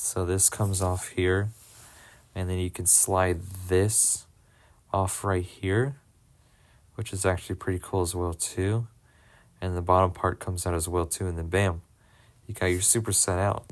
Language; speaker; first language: English; native; English